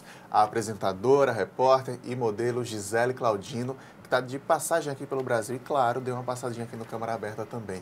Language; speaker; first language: Portuguese; native; Portuguese